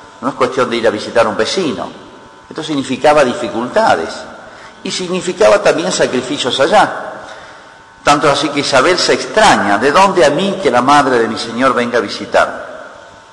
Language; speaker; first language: Spanish; native; Spanish